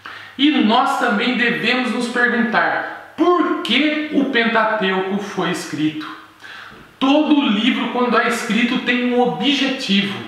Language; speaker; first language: Portuguese; native; Portuguese